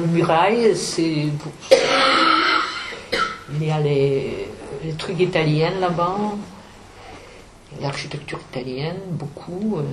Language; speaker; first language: French; non-native, fluent; Czech